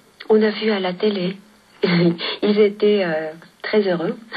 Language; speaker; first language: French; non-native, fluent; Korean